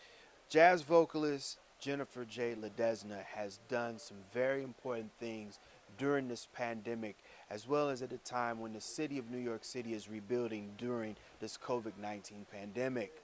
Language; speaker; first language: English; native; English